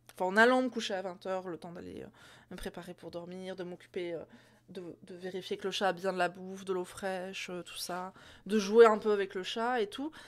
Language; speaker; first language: French; native; French